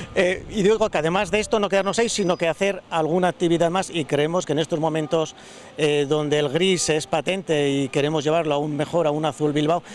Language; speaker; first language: Spanish; native; Spanish